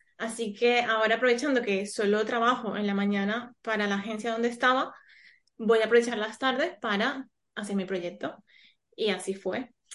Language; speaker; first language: Spanish; native; Spanish